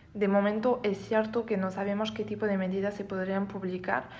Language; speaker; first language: Spanish; non-native, fluent; French